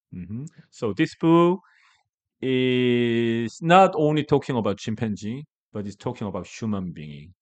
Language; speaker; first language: English; non-native, learner; Korean